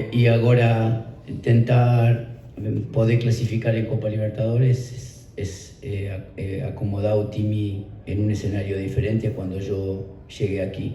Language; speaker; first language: Portuguese; non-native, learner; Spanish